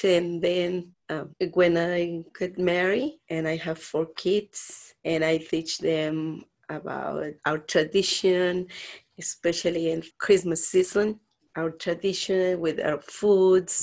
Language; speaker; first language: English; non-native, learner; Spanish